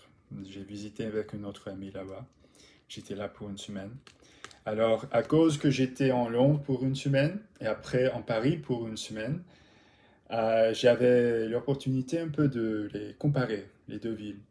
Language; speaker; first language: French; non-native, learner; English